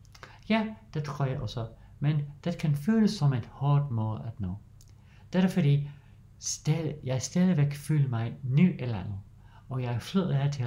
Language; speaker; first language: Danish; non-native, learner; English